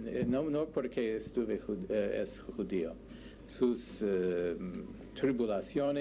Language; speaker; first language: Spanish; non-native, learner; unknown